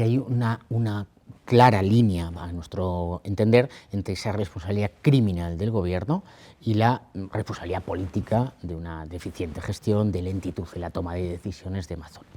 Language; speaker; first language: Spanish; native; Spanish